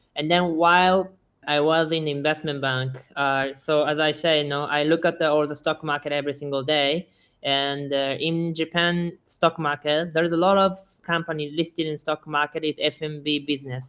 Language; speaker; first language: English; non-native, fluent; Japanese